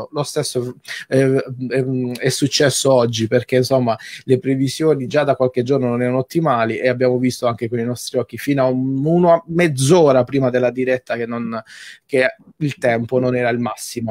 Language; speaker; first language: Italian; native; Italian